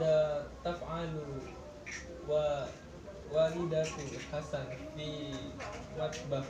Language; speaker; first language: Arabic; non-native, learner; Indonesian